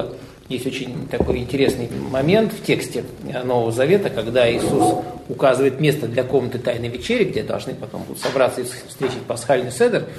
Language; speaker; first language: Russian; native; Russian